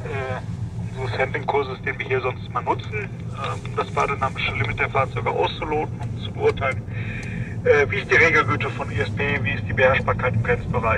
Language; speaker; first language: German; native; German